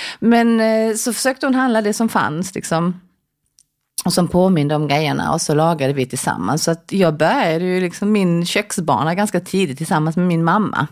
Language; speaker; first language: Swedish; early bilingual, other home language; Korean